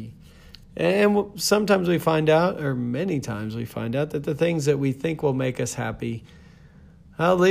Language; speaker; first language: English; native; English